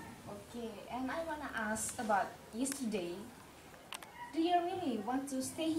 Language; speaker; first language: English; non-native, learner; Indonesian